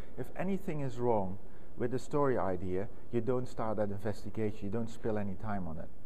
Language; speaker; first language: English; non-native, fluent; Dutch